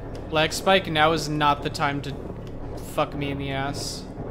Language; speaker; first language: English; native; English